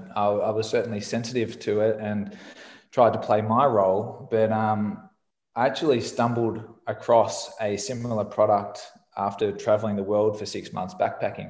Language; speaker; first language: English; native; English